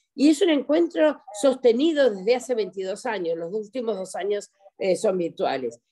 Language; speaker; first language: Spanish; native; Spanish